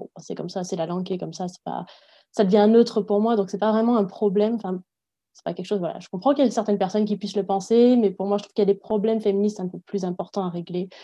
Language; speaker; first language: French; native; French